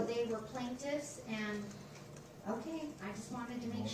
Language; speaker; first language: English; native; English